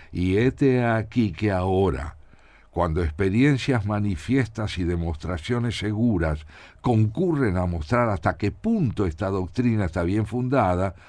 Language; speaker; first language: Spanish; native; Spanish